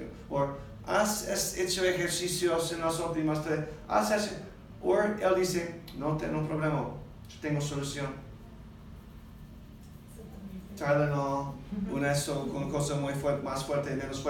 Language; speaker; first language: Spanish; non-native, learner; English